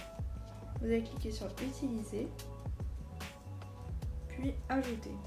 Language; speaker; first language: French; native; French